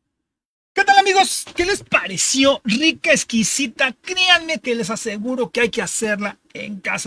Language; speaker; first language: Spanish; native; Spanish